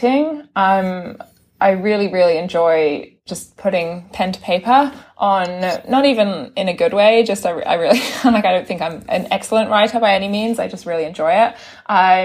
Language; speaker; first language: English; native; English